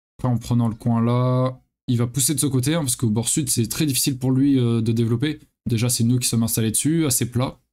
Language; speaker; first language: French; native; French